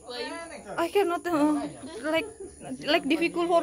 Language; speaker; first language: English; non-native, learner; Indonesian